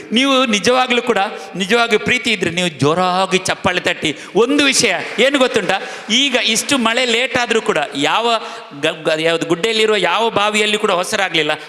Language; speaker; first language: Kannada; non-native, local second language; Tulu